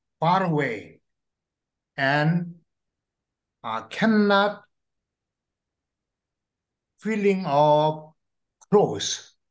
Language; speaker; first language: English; non-native, learner; Korean